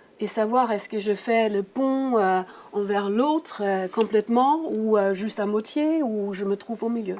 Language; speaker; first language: French; native; French